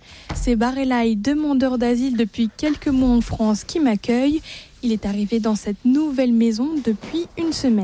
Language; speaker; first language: French; native; French